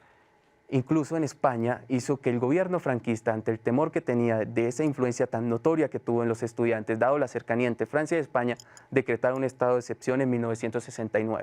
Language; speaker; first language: Spanish; native; Spanish